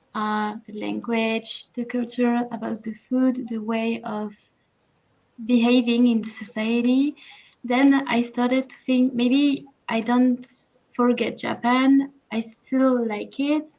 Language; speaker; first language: English; non-native, learner; French